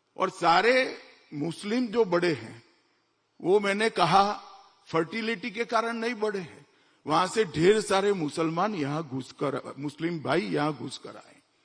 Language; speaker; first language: Hindi; non-native, local second language; Gujarati